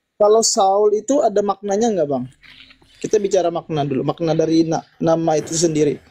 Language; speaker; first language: Indonesian; non-native, local second language; Banjar